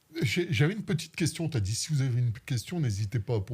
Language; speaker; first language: French; native; French